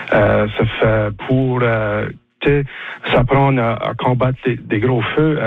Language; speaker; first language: French; native; French